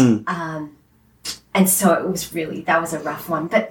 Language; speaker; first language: English; native; English